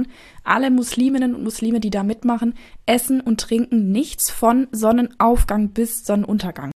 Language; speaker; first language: German; native; German